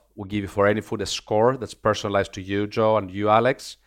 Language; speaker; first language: English; non-native, fluent; Greek